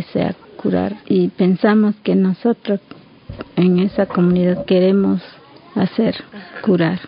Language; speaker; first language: Spanish; non-native, local second language; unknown